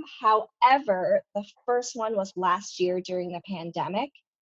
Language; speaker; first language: English; non-native, local second language; Cantonese